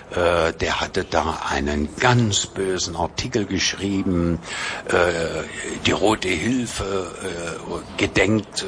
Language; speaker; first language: German; native; German